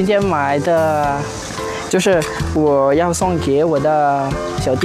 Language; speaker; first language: Chinese; non-native, learner; Malagasy